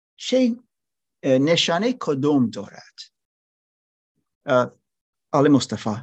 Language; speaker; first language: Persian; non-native, learner; German